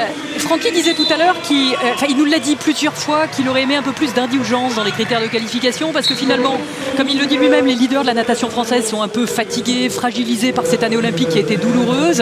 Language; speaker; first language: French; native; French